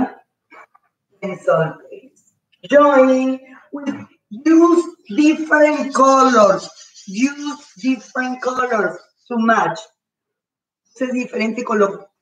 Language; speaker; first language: English; non-native, fluent; Spanish